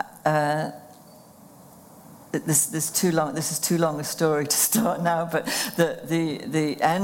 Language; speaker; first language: English; native; English